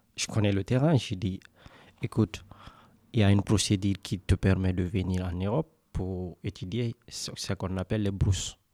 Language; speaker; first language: French; non-native, local second language; Mandingo